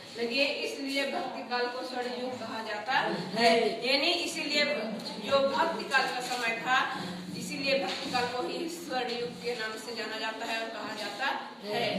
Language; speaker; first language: Hindi; native; Hindi